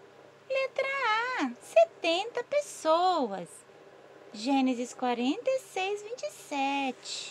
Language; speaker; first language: Portuguese; native; Portuguese